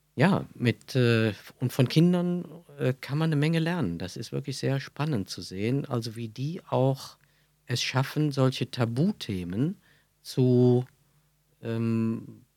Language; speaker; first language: German; native; German